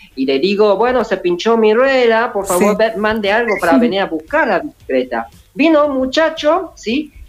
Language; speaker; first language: Spanish; early bilingual, other home language; Chinese